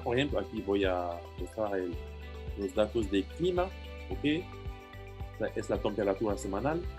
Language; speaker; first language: Spanish; non-native, fluent; French